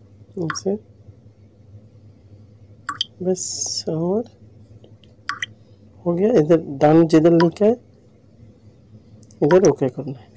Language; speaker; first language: Hindi; non-native, local second language; Bangla